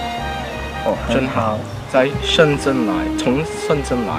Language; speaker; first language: Chinese; non-native, learner; English